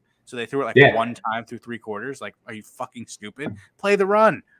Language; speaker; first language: English; native; English